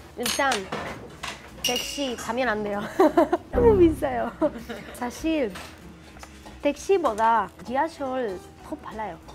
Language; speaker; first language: Korean; non-native, learner; Spanish